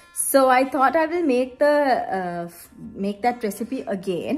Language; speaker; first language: English; non-native, local second language; Sinhala